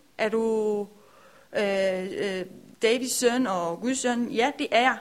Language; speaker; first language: Danish; non-native, learner; Romanian